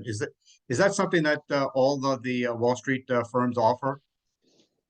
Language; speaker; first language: English; native; English